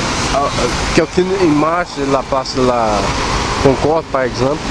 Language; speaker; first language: French; non-native, learner; Portuguese